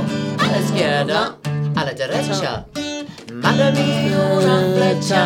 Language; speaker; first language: Spanish; non-native, fluent; English